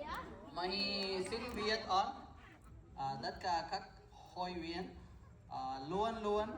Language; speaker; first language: Vietnamese; non-native, learner; Kannada